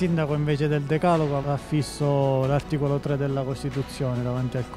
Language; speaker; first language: Italian; native; Italian